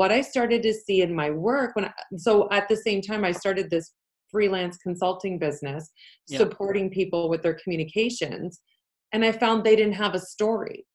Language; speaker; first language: English; early bilingual, other home language; Polish